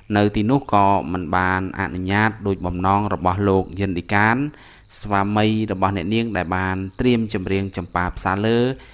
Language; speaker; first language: Khmer; native; Khmer